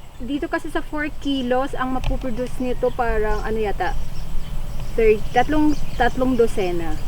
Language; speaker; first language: Filipino; native; Filipino